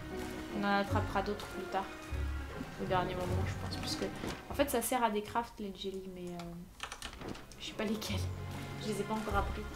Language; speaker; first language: French; native; French